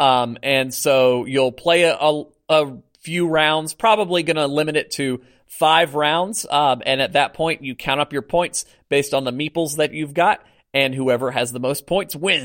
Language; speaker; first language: English; native; English